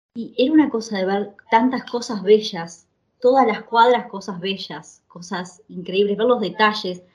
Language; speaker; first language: Spanish; native; Spanish